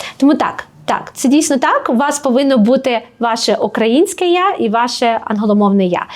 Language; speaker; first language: Ukrainian; native; Ukrainian